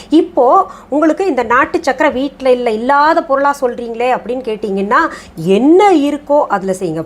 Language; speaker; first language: Tamil; non-native, fluent; Hindi